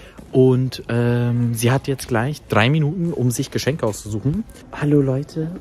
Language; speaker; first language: German; native; German